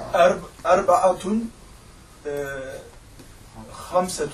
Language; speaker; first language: Arabic; non-native, learner; Turkmen